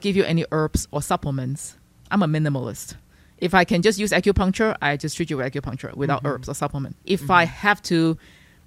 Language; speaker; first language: English; non-native, local second language; Chinese